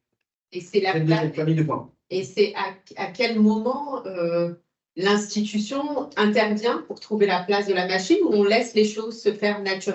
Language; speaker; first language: French; native; French